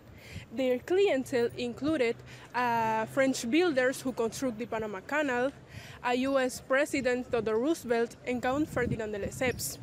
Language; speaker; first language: English; non-native, learner; Spanish